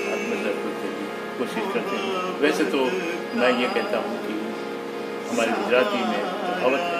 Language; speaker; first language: Hindi; non-native, local second language; Gujarati